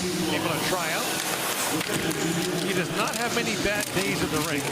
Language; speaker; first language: English; native; English